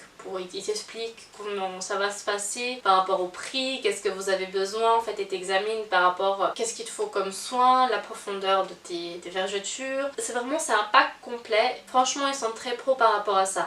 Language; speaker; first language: French; native; French